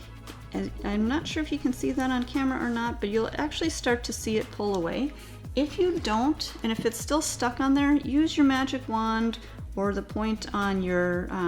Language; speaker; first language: English; native; English